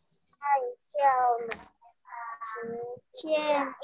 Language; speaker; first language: Chinese; non-native, learner; Indonesian